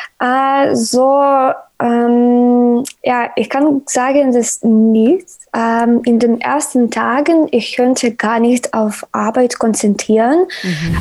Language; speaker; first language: German; non-native, learner; Ukrainian